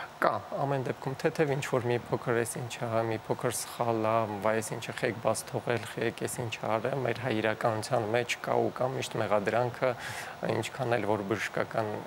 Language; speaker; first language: Armenian; native; Armenian